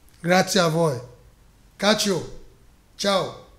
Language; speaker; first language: Italian; non-native, fluent; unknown